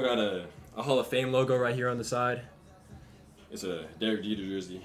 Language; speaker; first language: English; native; English